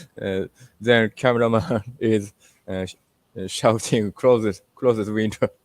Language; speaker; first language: English; non-native, learner; Japanese